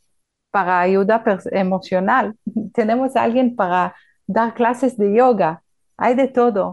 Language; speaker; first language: Spanish; non-native, fluent; Hebrew